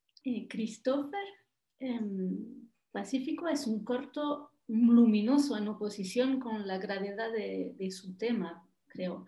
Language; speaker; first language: Spanish; non-native, fluent; French